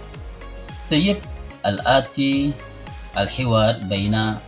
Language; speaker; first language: Arabic; non-native, fluent; Indonesian